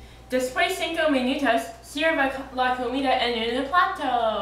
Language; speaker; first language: Spanish; non-native, learner; English